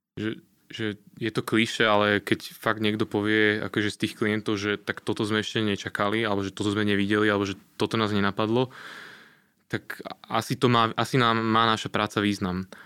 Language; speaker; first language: Slovak; native; Slovak